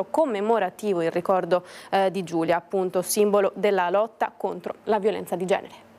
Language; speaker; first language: Italian; native; Italian